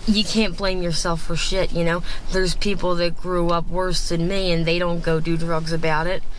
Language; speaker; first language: English; native; English